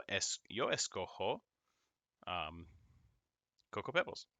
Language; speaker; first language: Spanish; non-native, fluent; English